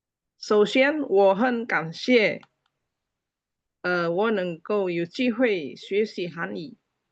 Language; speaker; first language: Chinese; non-native, learner; Indonesian